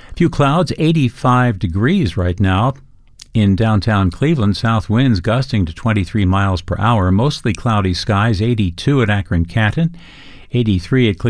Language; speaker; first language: English; native; English